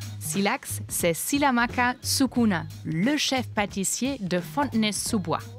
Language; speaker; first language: French; non-native, fluent; German